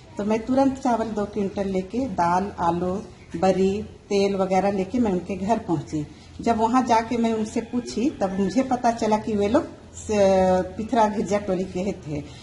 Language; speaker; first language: Hindi; native; Hindi